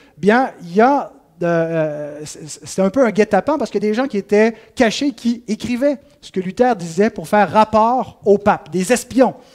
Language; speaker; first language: French; native; French